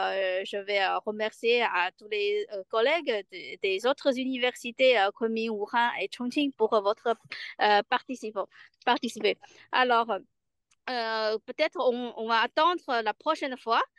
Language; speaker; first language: French; non-native, fluent; Chinese